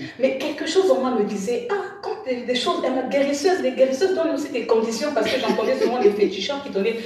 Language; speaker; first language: French; non-native, local second language; Lingala